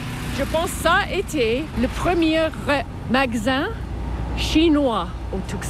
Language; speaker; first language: French; non-native, fluent; English